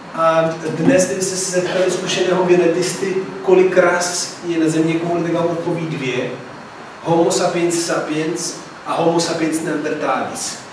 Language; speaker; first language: Czech; non-native, fluent; Italian